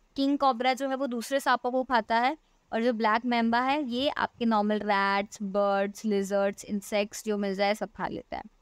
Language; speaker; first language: Hindi; native; Hindi